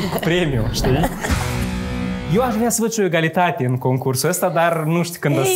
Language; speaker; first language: Romanian; native; Romanian